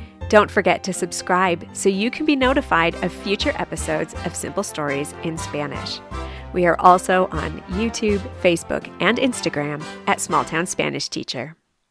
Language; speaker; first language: English; native; English